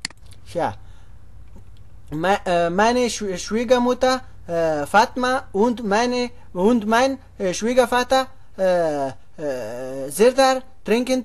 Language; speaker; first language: German; non-native, fluent; Pashto